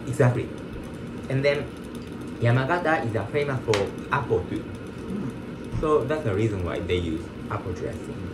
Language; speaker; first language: English; non-native, learner; Japanese